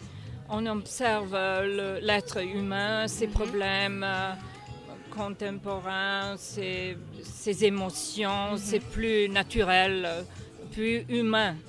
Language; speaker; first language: French; non-native, fluent; Serbian